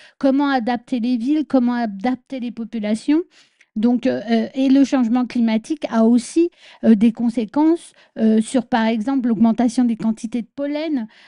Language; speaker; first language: French; native; French